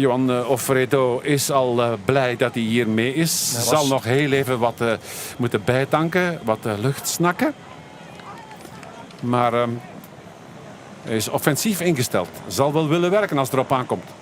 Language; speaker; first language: Dutch; native; Dutch